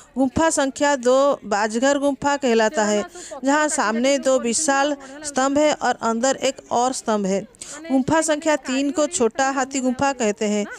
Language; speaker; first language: Hindi; non-native, local second language; Odia